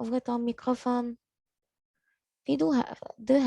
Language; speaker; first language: French; non-native, learner; Arabic